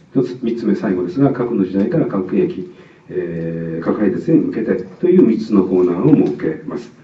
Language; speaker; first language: Japanese; native; Japanese